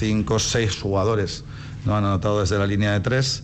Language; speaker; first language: Spanish; native; Spanish